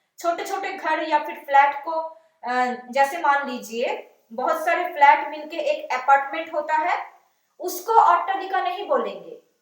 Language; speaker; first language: Hindi; non-native, local second language; Bangla